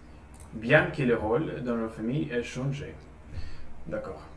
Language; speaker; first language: French; non-native, learner; Russian